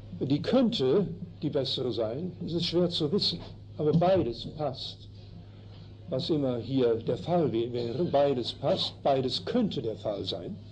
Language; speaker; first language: German; early bilingual, heritage; German